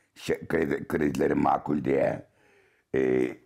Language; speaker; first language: Turkish; native; Turkish